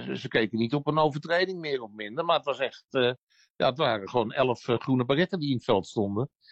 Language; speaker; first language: Dutch; native; Dutch